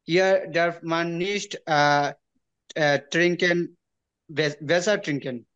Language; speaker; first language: German; non-native, learner; Bangla